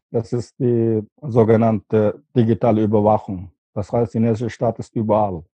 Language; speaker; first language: German; non-native, fluent; Uyghur